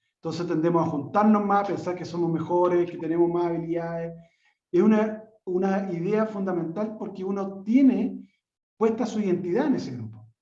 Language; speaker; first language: Spanish; native; Spanish